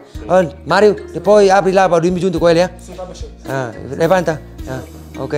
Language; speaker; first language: Portuguese; non-native, learner; Vietnamese